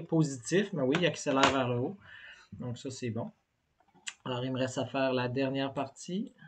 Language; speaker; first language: French; native; French